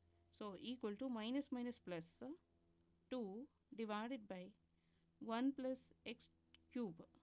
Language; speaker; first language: English; non-native, local second language; Kannada